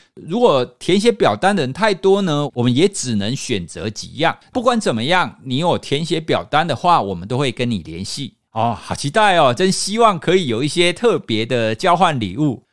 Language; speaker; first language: Chinese; native; Chinese